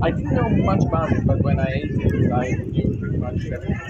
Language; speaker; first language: English; non-native, fluent; Slovenian